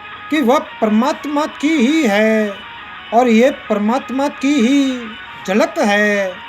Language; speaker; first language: Hindi; native; Hindi